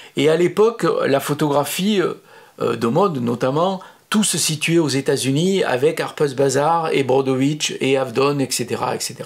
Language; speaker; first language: French; native; French